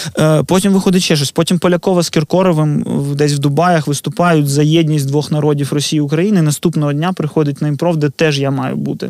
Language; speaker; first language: Ukrainian; non-native, local second language; Russian